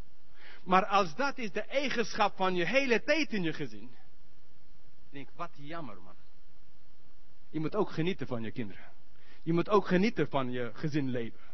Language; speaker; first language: Dutch; non-native, learner; English